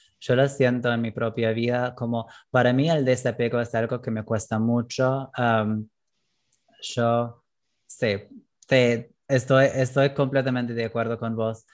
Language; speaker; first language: Spanish; non-native, fluent; English